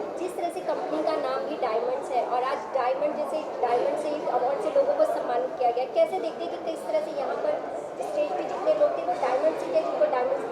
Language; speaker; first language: Hindi; native; Hindi